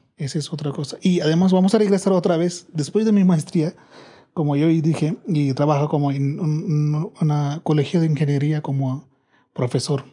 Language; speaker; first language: Spanish; non-native, learner; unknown